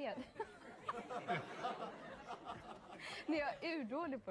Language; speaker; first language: Swedish; native; Swedish